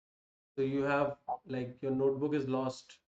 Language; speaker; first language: English; non-native, local second language; Hindi